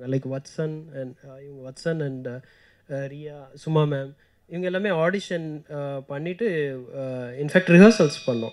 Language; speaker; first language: Tamil; native; Tamil